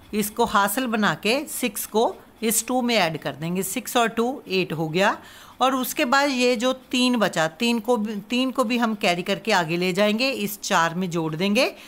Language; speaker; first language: Hindi; non-native, local second language; Punjabi